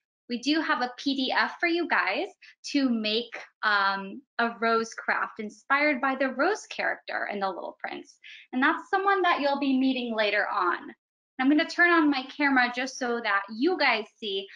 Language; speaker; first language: English; native; English